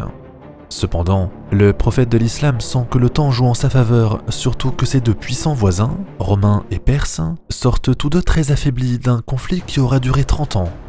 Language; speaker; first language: French; native; French